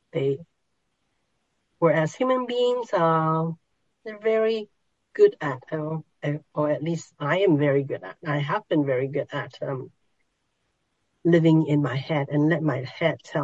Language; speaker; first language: English; non-native, local second language; Cantonese